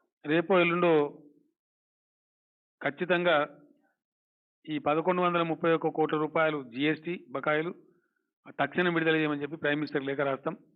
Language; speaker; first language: Telugu; native; Telugu